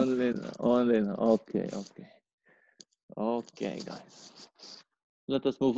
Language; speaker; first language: English; non-native, fluent; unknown